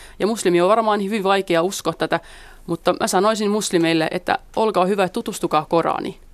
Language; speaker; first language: Finnish; early bilingual, other home language; Central Kurdish